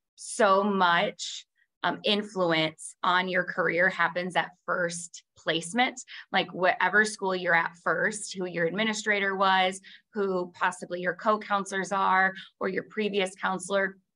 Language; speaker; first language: English; native; English